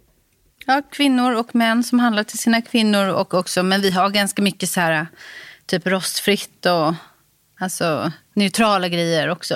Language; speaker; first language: Swedish; native; Swedish